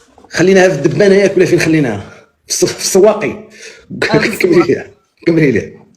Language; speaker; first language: Arabic; native; Arabic